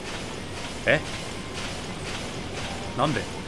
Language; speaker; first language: Japanese; non-native, fluent; English